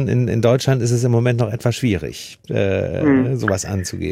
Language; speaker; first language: German; native; German